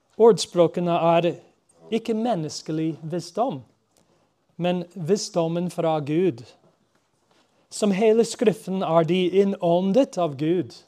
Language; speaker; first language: Norwegian; non-native, fluent; English